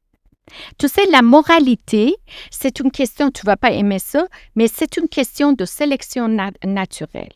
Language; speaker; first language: French; non-native, fluent; Persian